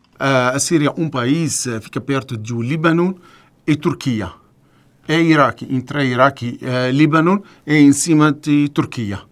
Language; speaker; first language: Portuguese; non-native, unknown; Arabic